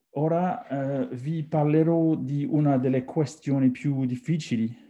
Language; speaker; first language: Italian; non-native, fluent; French